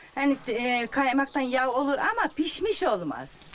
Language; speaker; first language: Turkish; native; Turkish